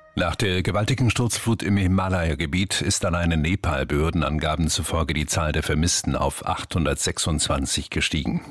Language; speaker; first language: German; native; German